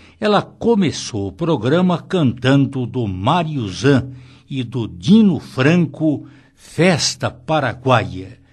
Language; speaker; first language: Portuguese; native; Portuguese